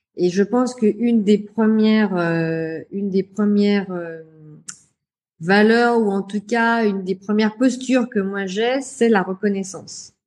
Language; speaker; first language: French; native; French